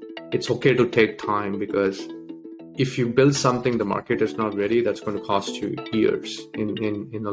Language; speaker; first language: English; non-native, local second language; Tamil